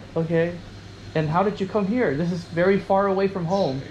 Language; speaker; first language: English; early bilingual, other home language; Vietnamese